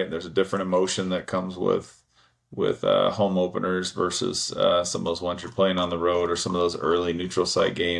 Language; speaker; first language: English; native; English